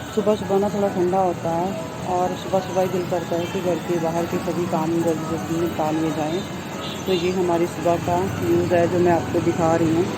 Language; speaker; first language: Hindi; non-native, local second language; Punjabi